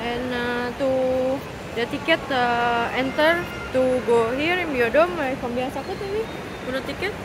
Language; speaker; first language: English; non-native, learner; Indonesian